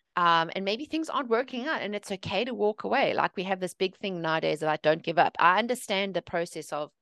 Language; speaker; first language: English; native; English